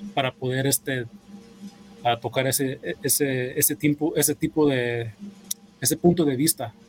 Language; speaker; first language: Spanish; early bilingual, heritage; Spanish